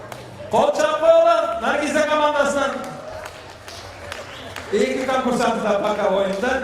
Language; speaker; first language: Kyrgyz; native; Kyrgyz